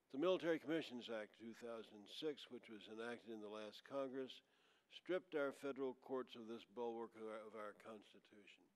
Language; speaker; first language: English; native; English